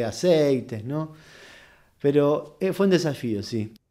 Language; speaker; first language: Spanish; non-native, fluent; German